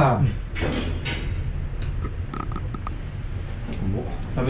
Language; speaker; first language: Japanese; non-native, learner; Indonesian